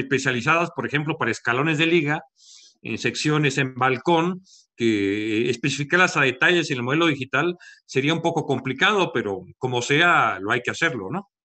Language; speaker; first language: Spanish; native; Spanish